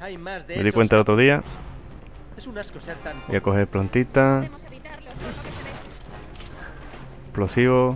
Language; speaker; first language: Spanish; native; Spanish